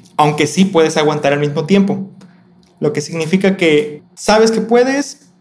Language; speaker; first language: Spanish; native; Spanish